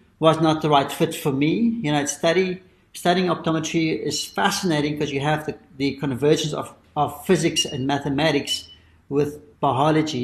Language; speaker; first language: English; native; English